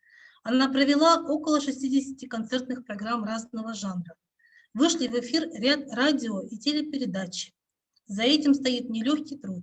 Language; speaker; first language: Russian; native; Russian